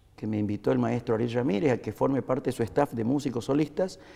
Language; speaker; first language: Spanish; native; Spanish